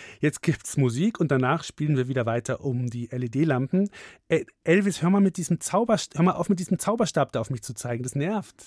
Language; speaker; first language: German; native; German